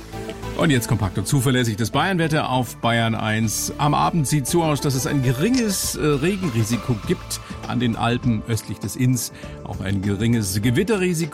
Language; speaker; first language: German; native; German